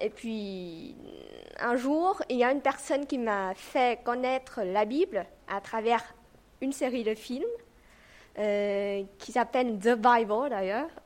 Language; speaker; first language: French; non-native, fluent; Vietnamese